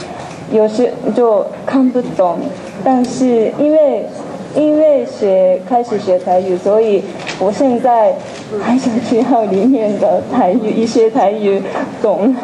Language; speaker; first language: Chinese; non-native, fluent; Japanese